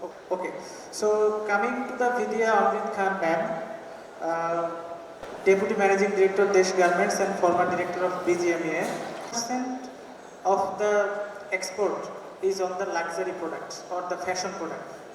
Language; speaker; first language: English; non-native, local second language; Bangla